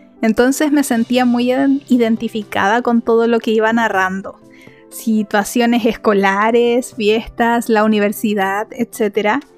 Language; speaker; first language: Spanish; native; Spanish